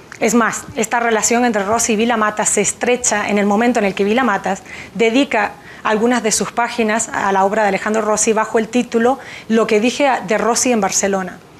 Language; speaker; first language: Spanish; native; Spanish